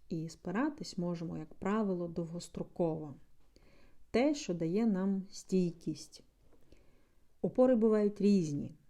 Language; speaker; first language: Ukrainian; non-native, local second language; Russian